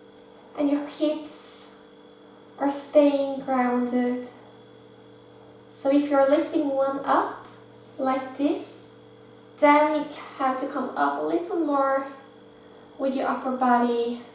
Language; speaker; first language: English; non-native, fluent; Norwegian